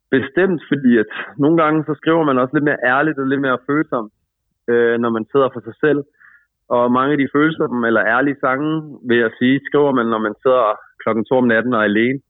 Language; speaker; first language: Danish; native; Danish